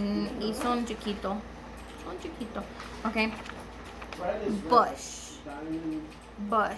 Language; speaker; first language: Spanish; non-native, learner; English